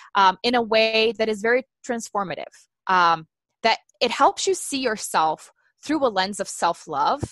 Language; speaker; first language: English; non-native, fluent; Portuguese